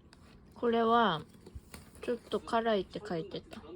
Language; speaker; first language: Japanese; non-native, fluent; Korean